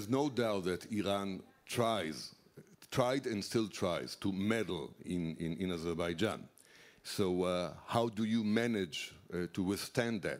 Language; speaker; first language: English; non-native, fluent; Hebrew